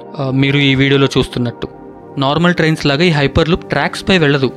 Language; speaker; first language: Telugu; native; Telugu